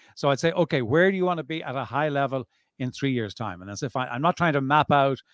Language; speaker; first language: English; native; English